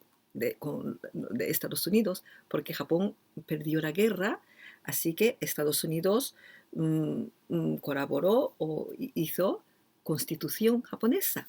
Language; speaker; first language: Spanish; non-native, fluent; Japanese